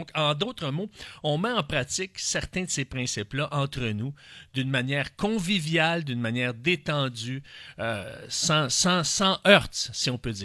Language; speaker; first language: French; native; French